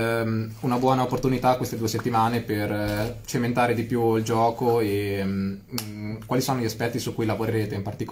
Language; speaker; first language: Italian; native; Italian